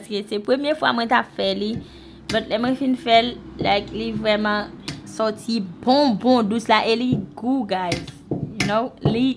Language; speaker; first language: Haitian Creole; early bilingual, heritage; Haitian Creole